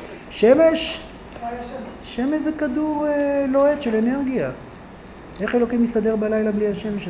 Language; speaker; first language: Hebrew; native; Hebrew